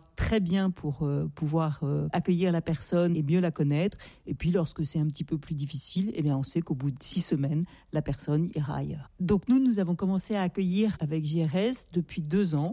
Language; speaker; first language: French; native; French